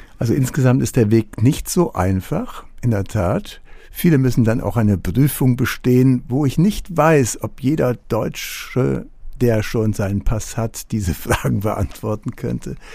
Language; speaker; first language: German; native; German